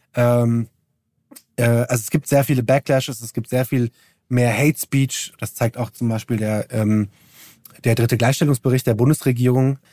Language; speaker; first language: German; early bilingual, other home language; Turkish